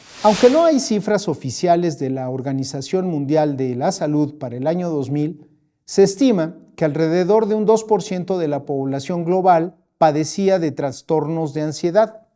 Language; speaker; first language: Spanish; native; Spanish